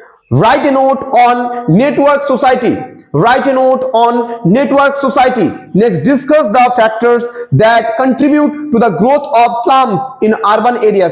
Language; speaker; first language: English; non-native, local second language; Bangla